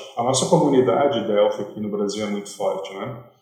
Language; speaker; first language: Portuguese; native; Portuguese